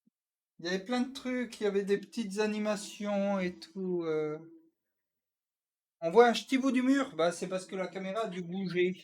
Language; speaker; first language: French; native; French